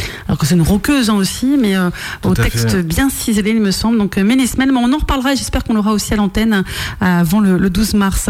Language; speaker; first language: French; native; French